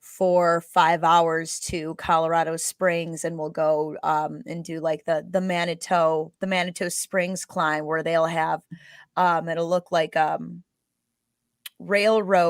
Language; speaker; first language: English; native; English